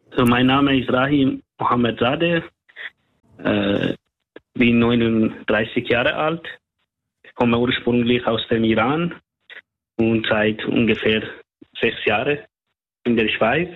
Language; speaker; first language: German; non-native, fluent; Persian